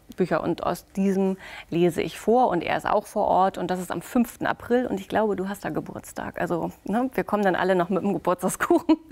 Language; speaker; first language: German; native; German